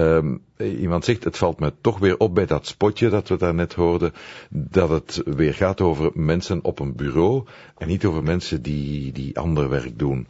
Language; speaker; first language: Dutch; native; Dutch